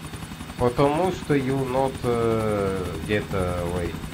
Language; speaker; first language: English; non-native, learner; Russian